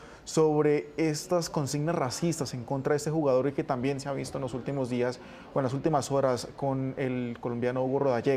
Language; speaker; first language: Spanish; native; Spanish